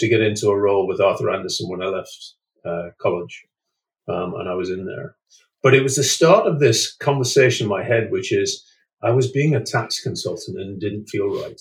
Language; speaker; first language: English; native; English